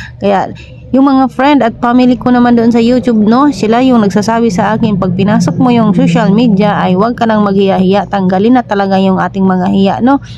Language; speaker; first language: Filipino; non-native, local second language; Waray